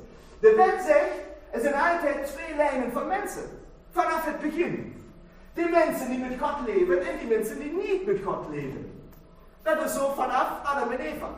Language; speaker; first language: Dutch; non-native, fluent; German